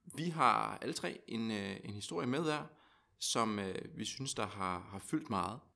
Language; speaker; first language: Danish; native; Danish